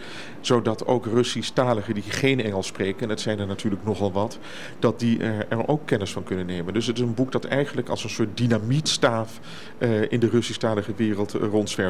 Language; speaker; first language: Dutch; native; Dutch